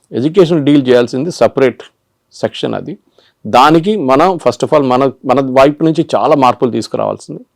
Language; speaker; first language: Telugu; non-native, local second language; Malayalam